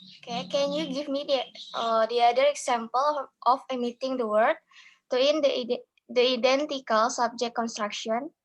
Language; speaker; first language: English; non-native, learner; Indonesian